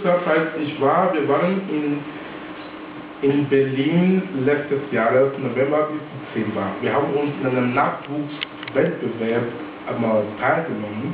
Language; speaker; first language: German; non-native, fluent; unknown